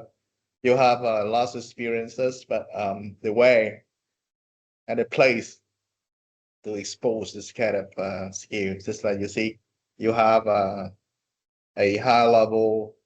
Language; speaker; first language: English; non-native, fluent; Vietnamese